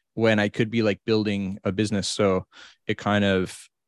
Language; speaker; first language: English; native; English